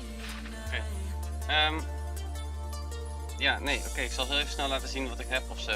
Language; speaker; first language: Dutch; native; Dutch